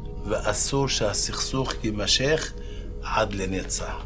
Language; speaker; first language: Hebrew; non-native, local second language; Arabic